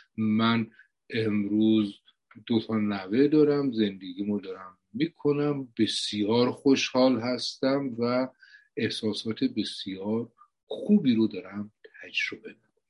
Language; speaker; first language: Persian; native; Persian